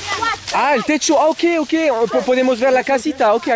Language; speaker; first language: Spanish; non-native, learner; French